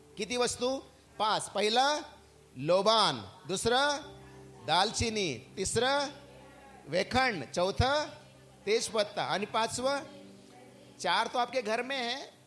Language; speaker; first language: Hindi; non-native, local second language; Marathi